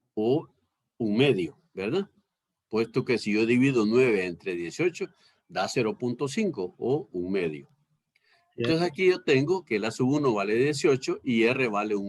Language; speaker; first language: Spanish; native; Spanish